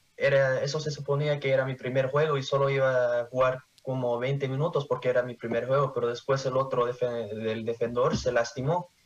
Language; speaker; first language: Spanish; early bilingual, heritage; Spanish